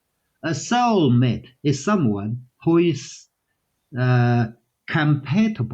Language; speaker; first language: English; non-native, learner; Chinese